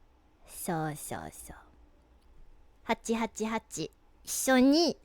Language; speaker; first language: Japanese; non-native, learner; English